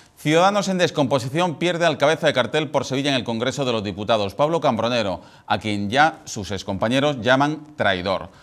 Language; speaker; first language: Spanish; native; Spanish